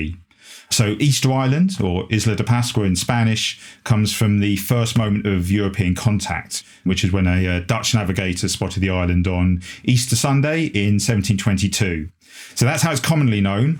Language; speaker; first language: English; native; English